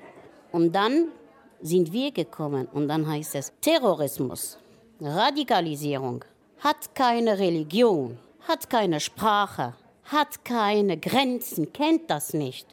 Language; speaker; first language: German; non-native, fluent; Arabic